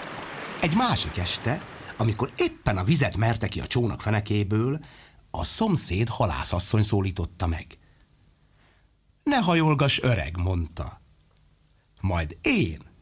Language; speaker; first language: Hungarian; native; Hungarian